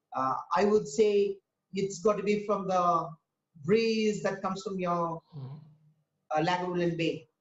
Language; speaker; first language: English; non-native, local second language; Tamil